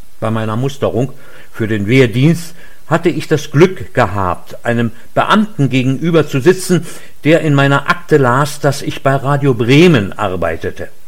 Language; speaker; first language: German; native; German